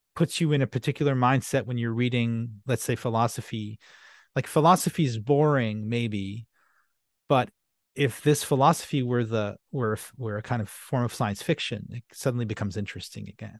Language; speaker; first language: English; non-native, fluent; French